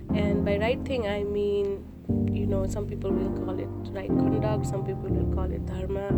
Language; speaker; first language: English; non-native, local second language; Nepali